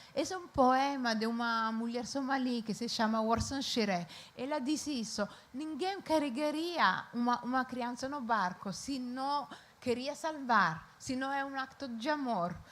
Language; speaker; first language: Portuguese; non-native, fluent; Italian